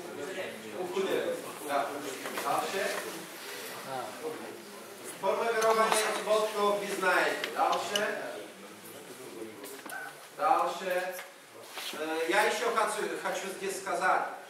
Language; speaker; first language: Russian; non-native, learner; Czech